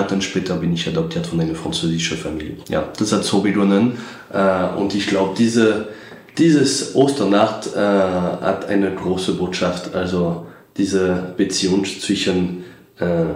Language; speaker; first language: German; non-native, fluent; French